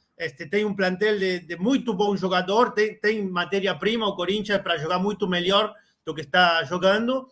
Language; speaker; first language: Portuguese; non-native, learner; Spanish